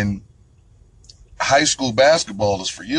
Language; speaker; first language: English; native; English